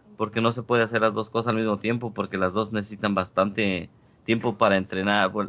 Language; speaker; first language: Spanish; native; Spanish